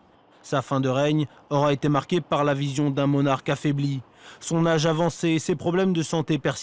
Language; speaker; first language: French; native; French